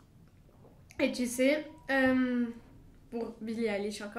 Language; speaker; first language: French; non-native, fluent; Bulgarian